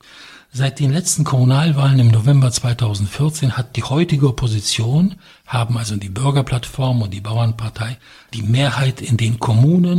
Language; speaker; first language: German; non-native, fluent; Polish